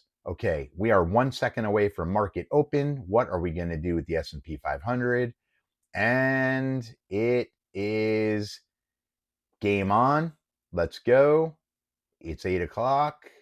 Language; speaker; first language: English; native; English